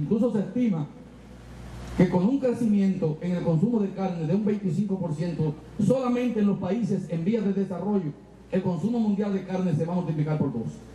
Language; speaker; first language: Spanish; native; Spanish